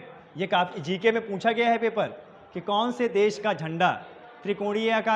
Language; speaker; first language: Hindi; native; Hindi